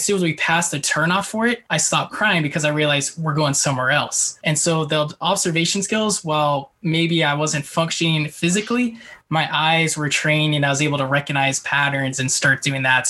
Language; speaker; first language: English; native; English